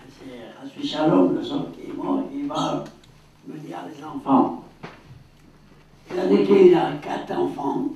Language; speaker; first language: French; non-native, learner; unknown